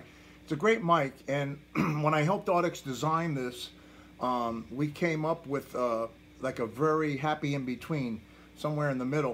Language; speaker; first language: English; native; English